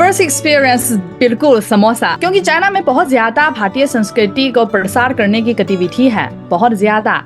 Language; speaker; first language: Hindi; non-native, learner; Chinese